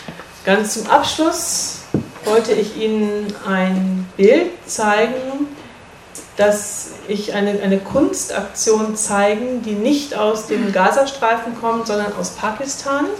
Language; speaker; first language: German; native; German